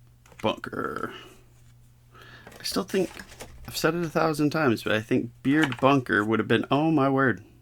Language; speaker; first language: English; native; English